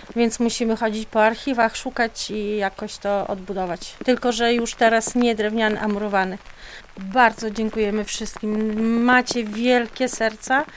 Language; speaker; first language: Polish; native; Polish